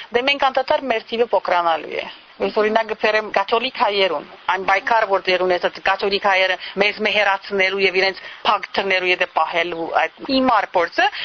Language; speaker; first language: Armenian; early bilingual, heritage; Armenian